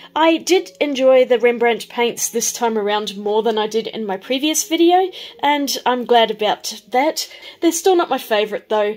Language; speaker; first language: English; native; English